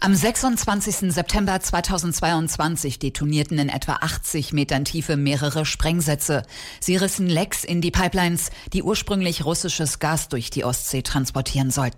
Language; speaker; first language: German; native; German